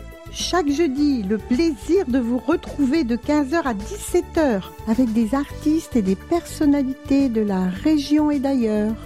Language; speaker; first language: French; native; French